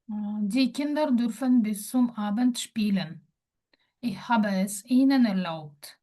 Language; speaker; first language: German; non-native, fluent; Kyrgyz